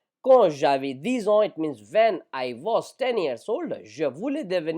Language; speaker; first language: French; non-native, fluent; Hindi